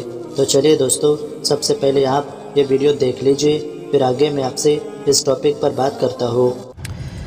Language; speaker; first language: Hindi; native; Hindi